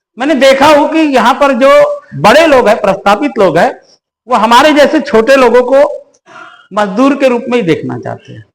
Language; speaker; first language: Hindi; native; Hindi